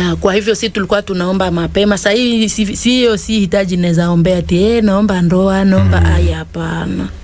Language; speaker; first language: Swahili; non-native, local second language; Lingala